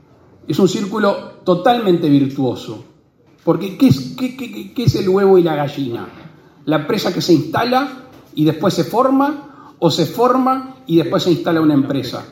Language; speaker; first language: Spanish; native; Spanish